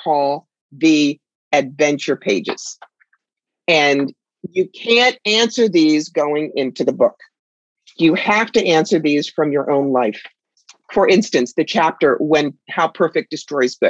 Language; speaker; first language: English; native; English